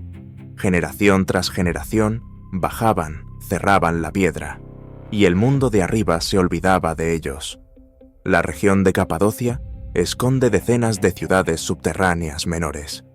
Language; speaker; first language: Spanish; native; Spanish